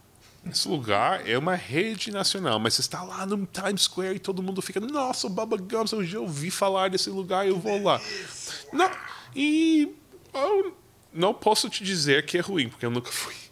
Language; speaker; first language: Portuguese; non-native, fluent; English